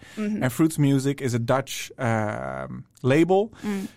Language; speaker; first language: English; non-native, fluent; Dutch